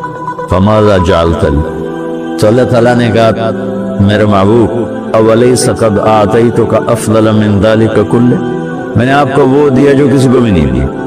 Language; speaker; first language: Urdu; non-native, local second language; Saraiki